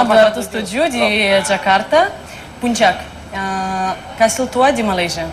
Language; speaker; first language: Indonesian; non-native, learner; Russian